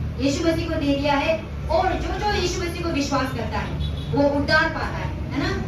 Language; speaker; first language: Hindi; non-native, local second language; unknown